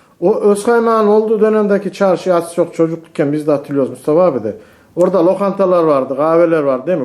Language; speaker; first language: Turkish; native; Turkish